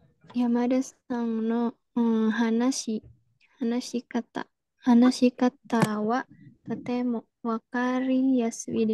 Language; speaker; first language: Japanese; non-native, learner; Indonesian